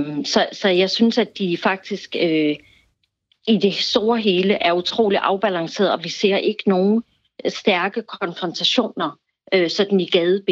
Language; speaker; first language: Danish; native; Danish